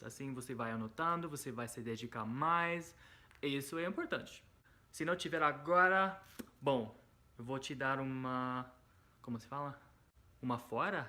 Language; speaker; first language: Portuguese; non-native, fluent; English